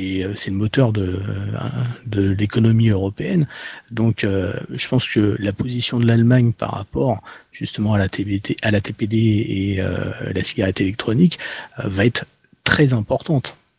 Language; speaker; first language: French; native; French